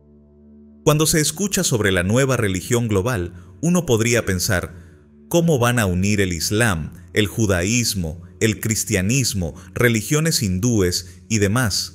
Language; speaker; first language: Spanish; native; Spanish